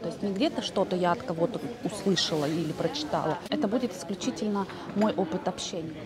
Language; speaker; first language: Russian; native; Russian